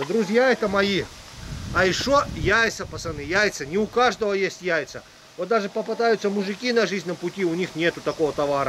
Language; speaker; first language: Russian; native; Russian